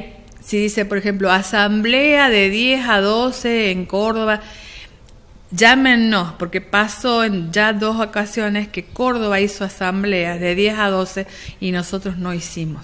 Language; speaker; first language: Spanish; native; Spanish